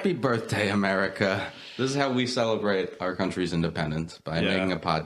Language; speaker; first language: English; native; English